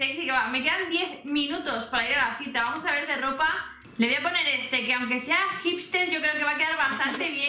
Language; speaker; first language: Spanish; native; Spanish